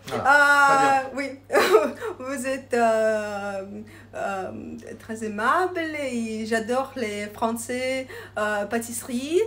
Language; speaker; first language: French; non-native, learner; Russian